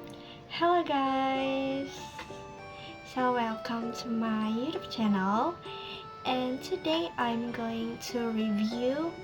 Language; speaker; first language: English; non-native, learner; Indonesian